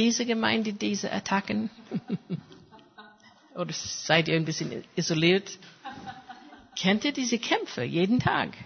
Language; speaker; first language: German; non-native, fluent; English